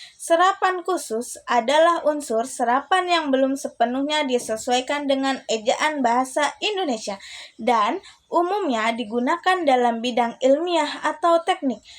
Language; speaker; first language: Indonesian; native; Indonesian